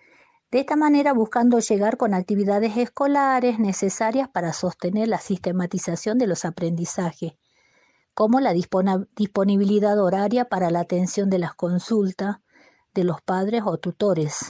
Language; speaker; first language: Spanish; native; Spanish